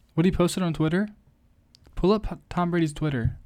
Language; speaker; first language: English; native; English